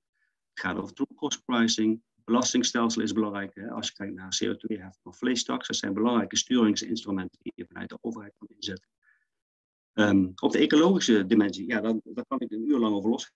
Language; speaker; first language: Dutch; native; Dutch